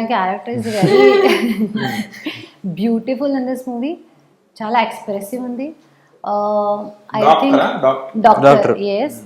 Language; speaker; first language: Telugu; non-native, learner; Hindi